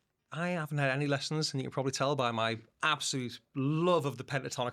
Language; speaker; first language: English; native; English